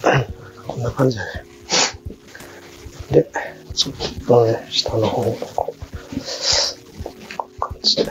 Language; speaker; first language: Japanese; native; Japanese